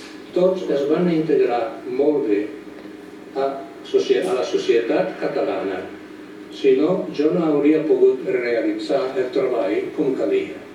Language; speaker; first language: Catalan; non-native, fluent; Japanese